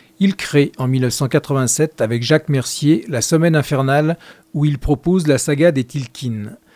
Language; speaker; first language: French; native; French